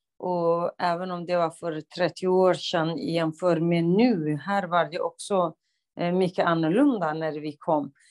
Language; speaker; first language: Swedish; non-native, fluent; Kurdish